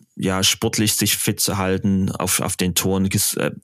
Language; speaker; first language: German; native; German